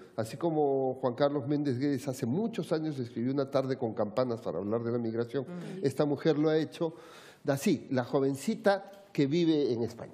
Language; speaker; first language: Spanish; native; Spanish